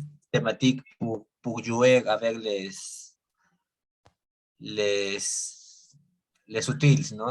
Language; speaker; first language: French; non-native, learner; Spanish